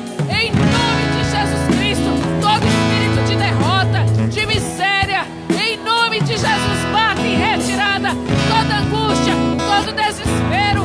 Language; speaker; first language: Portuguese; native; Portuguese